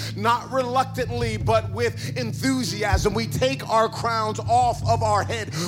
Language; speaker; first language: English; native; English